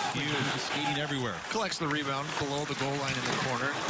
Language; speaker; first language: English; native; English